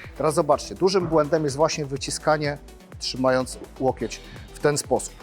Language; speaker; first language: Polish; native; Polish